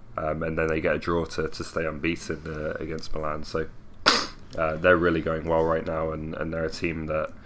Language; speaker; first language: English; native; English